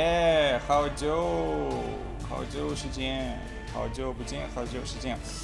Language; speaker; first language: Chinese; non-native, learner; Russian